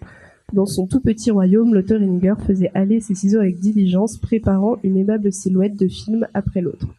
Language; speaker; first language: French; native; French